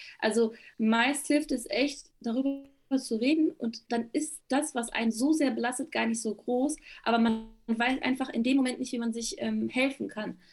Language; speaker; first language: German; early bilingual, other home language; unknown